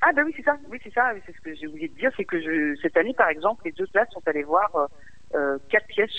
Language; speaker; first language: French; native; French